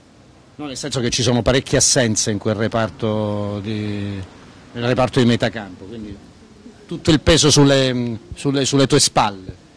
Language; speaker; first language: Italian; native; Italian